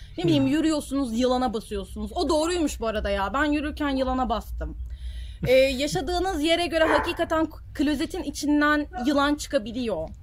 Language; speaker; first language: Turkish; native; Turkish